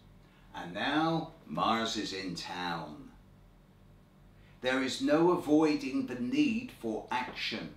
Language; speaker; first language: English; native; English